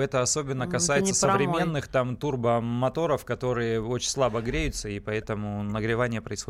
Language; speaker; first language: Russian; native; Russian